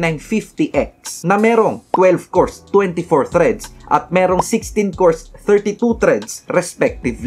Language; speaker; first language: Filipino; native; Filipino